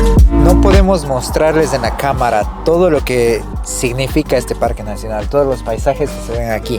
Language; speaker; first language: Spanish; native; Spanish